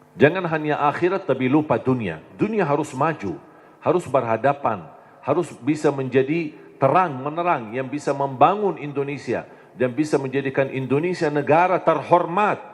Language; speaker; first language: Indonesian; non-native, fluent; Arabic